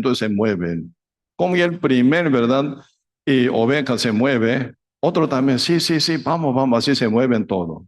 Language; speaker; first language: Spanish; non-native, fluent; Korean